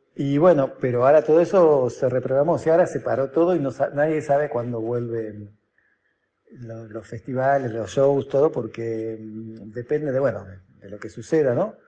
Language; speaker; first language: Spanish; native; Spanish